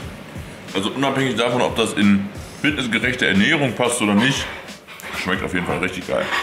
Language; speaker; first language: German; native; German